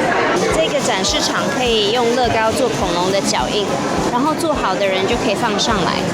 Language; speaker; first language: Chinese; native; Chinese